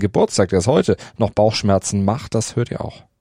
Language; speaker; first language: German; native; German